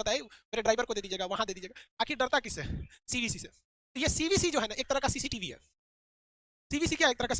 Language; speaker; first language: Hindi; native; Hindi